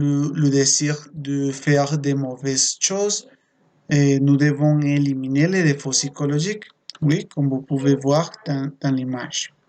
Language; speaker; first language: French; non-native, fluent; Spanish